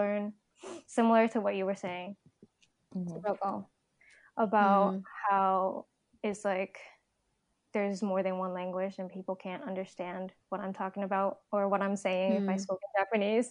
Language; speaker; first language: English; non-native, fluent; Japanese